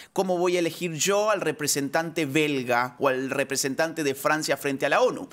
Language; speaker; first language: Spanish; native; Spanish